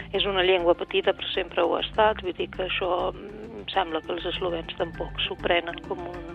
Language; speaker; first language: Catalan; non-native, fluent; Slovenian